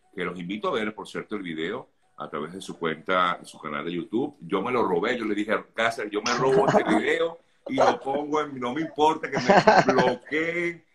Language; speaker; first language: Spanish; native; Spanish